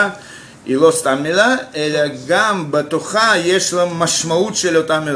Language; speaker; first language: Hebrew; non-native, fluent; Russian